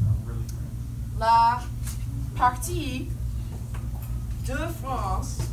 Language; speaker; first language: French; non-native, fluent; English